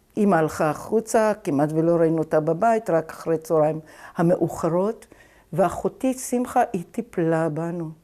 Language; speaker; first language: Hebrew; native; Hebrew